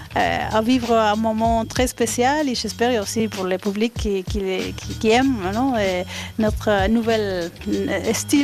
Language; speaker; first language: French; non-native, fluent; Spanish